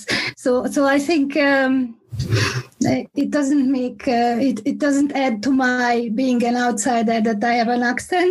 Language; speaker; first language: English; non-native, fluent; Hungarian